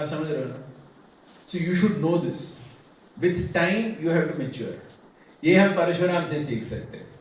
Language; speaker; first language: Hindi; non-native, local second language; Tamil